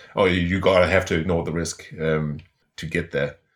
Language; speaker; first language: English; non-native, fluent; Danish